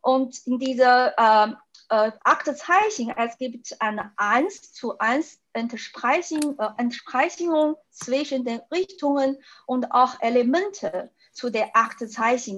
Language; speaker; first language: German; non-native, fluent; Chinese